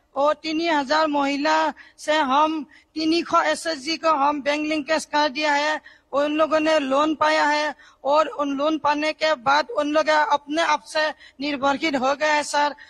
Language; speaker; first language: Hindi; non-native, local second language; Assamese